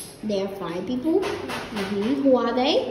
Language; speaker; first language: English; non-native, fluent; Vietnamese